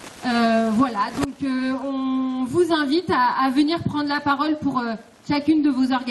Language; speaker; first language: French; native; French